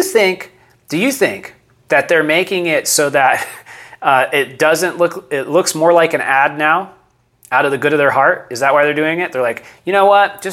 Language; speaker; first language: English; native; English